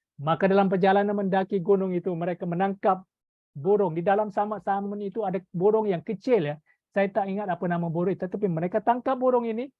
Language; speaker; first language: Malay; native; Malay